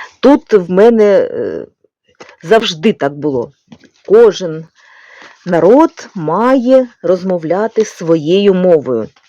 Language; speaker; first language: Ukrainian; non-native, local second language; Russian